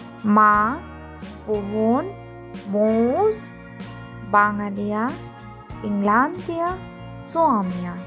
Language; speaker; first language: Finnish; non-native, learner; Bangla